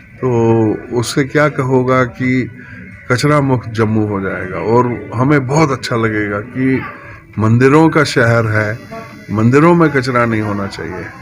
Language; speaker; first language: Hindi; non-native, local second language; Kashmiri